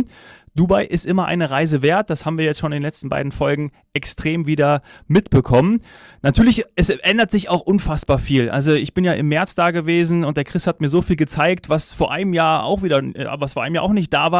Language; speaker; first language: German; native; German